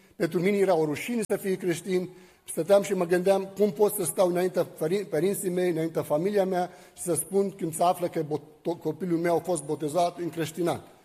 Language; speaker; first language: Romanian; non-native, fluent; Arabic